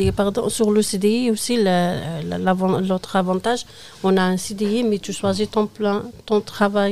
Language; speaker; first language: French; non-native, fluent; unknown